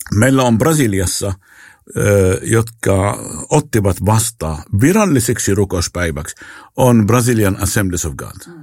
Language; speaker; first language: Finnish; non-native, fluent; Arabic